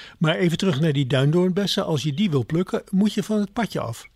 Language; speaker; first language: Dutch; native; Dutch